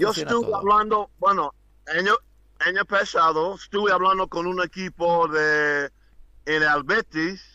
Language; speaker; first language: Spanish; non-native, learner; English